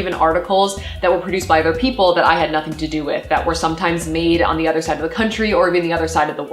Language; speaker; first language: English; native; English